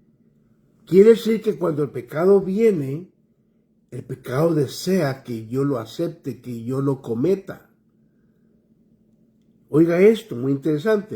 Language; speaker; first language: Spanish; native; Spanish